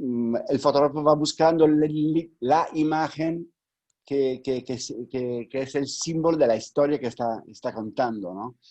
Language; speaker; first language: Spanish; non-native, fluent; Italian